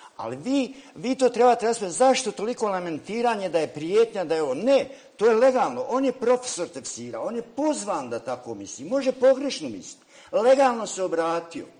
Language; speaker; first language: Serbian; native; Serbian